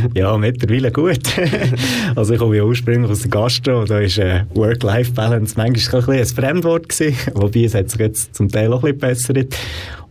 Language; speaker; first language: German; native; German